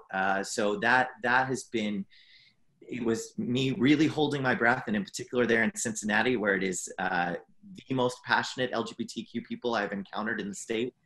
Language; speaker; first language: English; native; English